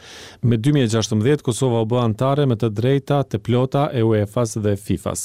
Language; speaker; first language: Albanian; native; Albanian